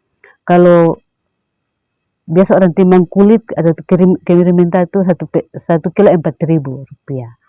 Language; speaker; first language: Indonesian; non-native, local second language; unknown